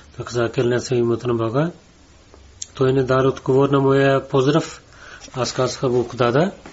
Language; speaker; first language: Bulgarian; non-native, learner; Urdu